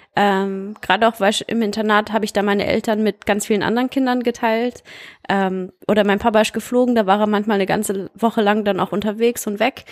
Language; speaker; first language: German; early bilingual, heritage; German